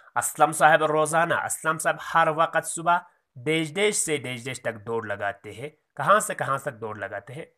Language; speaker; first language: Urdu; non-native, local second language; Kashmiri